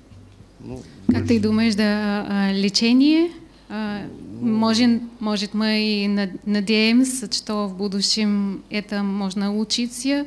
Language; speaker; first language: Russian; non-native, learner; Bulgarian